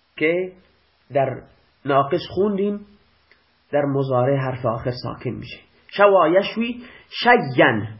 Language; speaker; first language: Persian; non-native, local second language; Baluchi